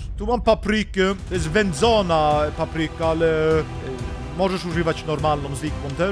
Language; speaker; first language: Polish; non-native, learner; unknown